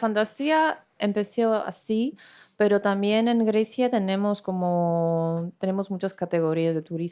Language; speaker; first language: Spanish; non-native, fluent; Greek